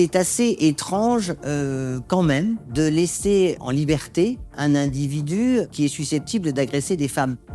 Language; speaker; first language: French; native; French